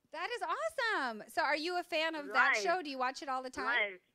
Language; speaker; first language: English; native; English